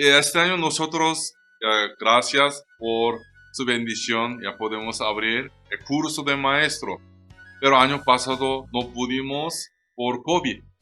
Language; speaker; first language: Spanish; non-native, learner; Korean